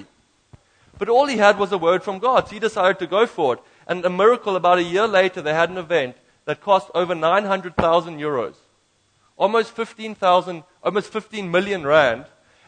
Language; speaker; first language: English; native; English